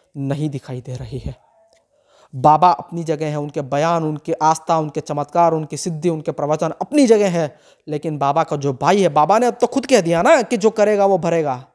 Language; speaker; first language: Hindi; non-native, local second language; Gujarati